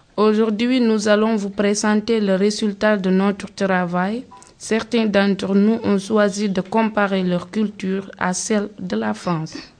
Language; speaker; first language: French; non-native, local second language; Wolof